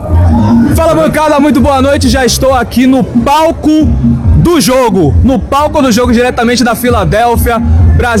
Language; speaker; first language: Portuguese; native; Portuguese